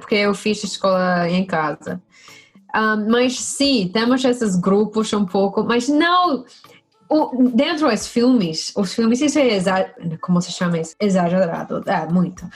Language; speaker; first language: Portuguese; non-native, fluent; English